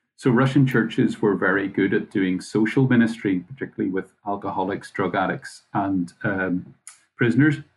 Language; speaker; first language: English; native; English